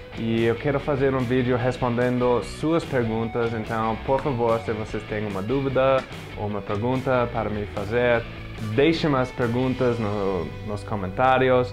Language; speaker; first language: Portuguese; non-native, fluent; English